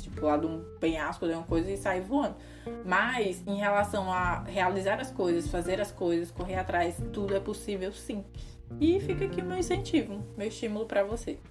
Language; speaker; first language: Portuguese; native; Portuguese